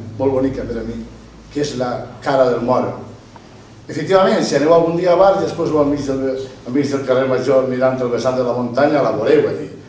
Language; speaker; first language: Catalan; native; Catalan